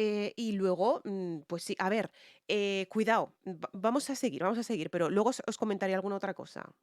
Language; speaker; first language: Spanish; native; Spanish